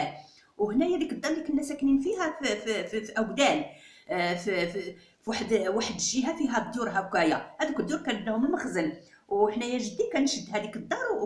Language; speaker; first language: Arabic; native; Arabic